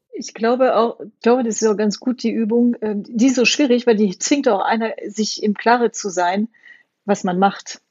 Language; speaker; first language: German; non-native, fluent; French